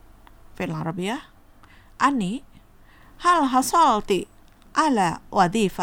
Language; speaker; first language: Arabic; non-native, fluent; Indonesian